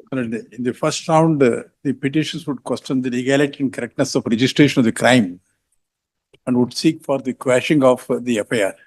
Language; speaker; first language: English; non-native, local second language; Kannada